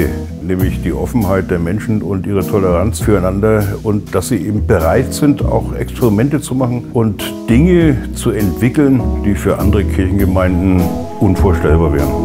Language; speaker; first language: German; native; German